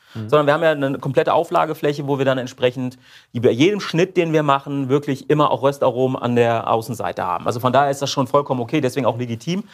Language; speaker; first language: German; native; German